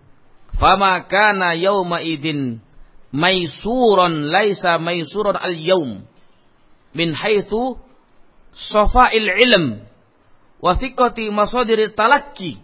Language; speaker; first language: Arabic; non-native, fluent; Indonesian